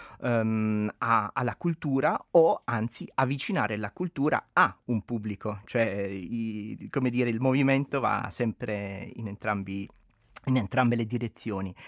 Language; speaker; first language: Italian; non-native, local second language; German